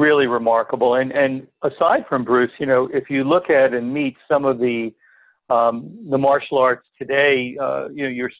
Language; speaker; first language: English; native; English